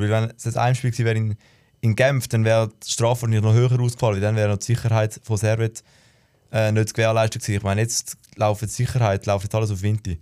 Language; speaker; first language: German; native; German